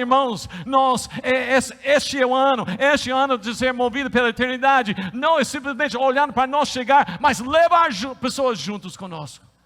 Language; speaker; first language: Portuguese; non-native, fluent; English